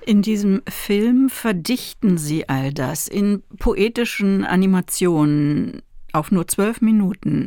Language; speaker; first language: German; native; German